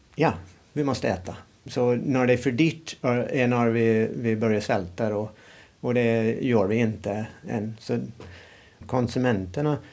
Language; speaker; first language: Swedish; non-native, fluent; English